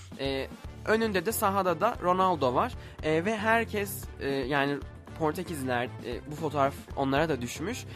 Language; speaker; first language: Turkish; native; Turkish